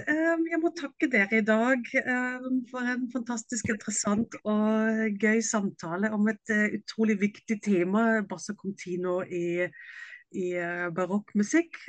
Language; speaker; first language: Norwegian; non-native, fluent; German